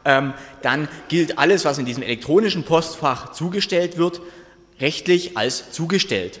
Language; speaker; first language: German; native; German